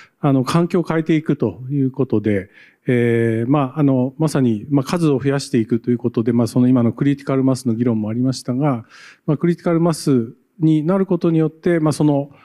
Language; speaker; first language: Japanese; native; Japanese